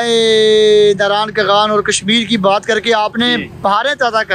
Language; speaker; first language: Hindi; non-native, local second language; Punjabi